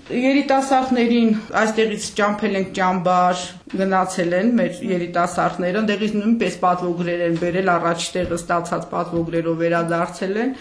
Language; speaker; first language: Armenian; native; Armenian